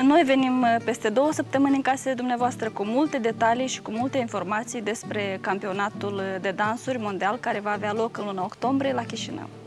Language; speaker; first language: Romanian; native; Romanian